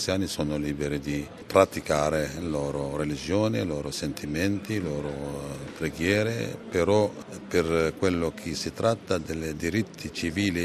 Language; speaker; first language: Italian; non-native, fluent; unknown